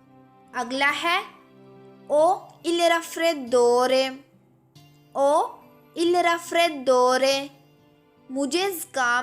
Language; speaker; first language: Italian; non-native, fluent; Urdu